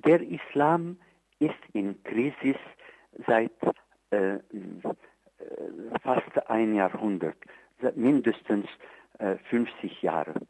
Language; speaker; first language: German; non-native, fluent; Arabic